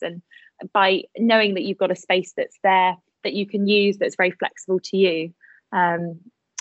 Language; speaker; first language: English; native; English